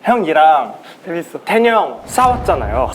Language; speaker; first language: Korean; non-native, local second language; Chinese